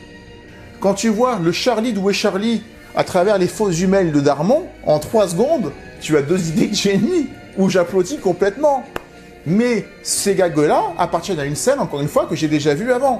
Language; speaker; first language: French; native; French